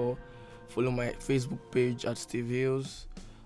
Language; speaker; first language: English; non-native, local second language; Igbo